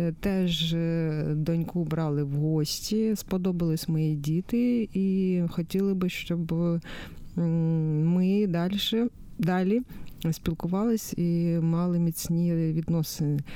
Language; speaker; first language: Ukrainian; native; Ukrainian